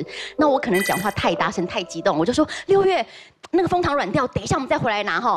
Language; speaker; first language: Chinese; native; Chinese